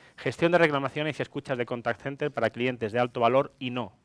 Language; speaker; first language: Spanish; non-native, fluent; Greek